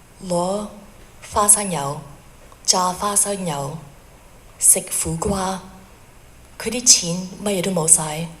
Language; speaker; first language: Cantonese; early bilingual, heritage; Cantonese